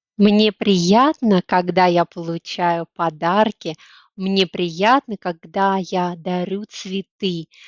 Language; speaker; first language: Russian; native; Russian